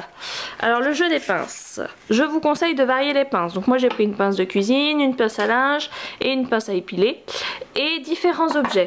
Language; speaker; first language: French; native; French